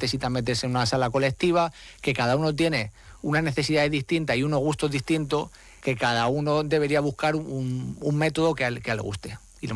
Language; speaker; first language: Spanish; native; Spanish